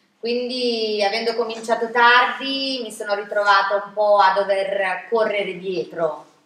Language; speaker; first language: Italian; native; Italian